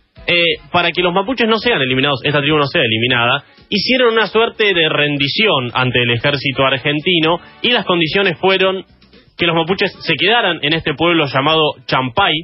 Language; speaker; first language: Spanish; native; Spanish